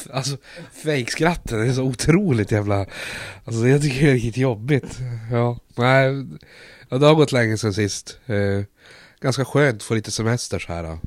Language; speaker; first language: Swedish; native; Swedish